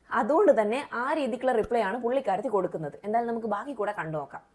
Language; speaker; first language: Malayalam; native; Malayalam